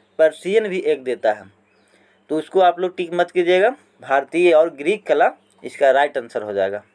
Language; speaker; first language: Hindi; native; Hindi